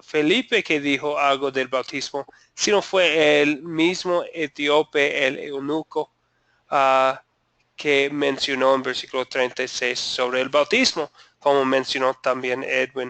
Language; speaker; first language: Spanish; non-native, fluent; English